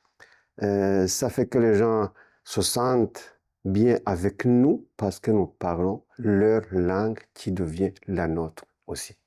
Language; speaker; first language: French; non-native, local second language; Kinyarwanda